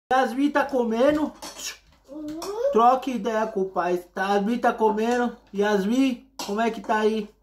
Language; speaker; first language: Portuguese; native; Portuguese